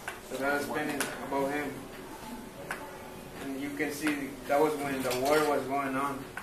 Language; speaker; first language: English; non-native, learner; Spanish